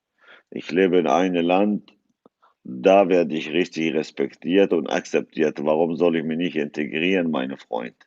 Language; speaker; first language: German; non-native, fluent; Kurdish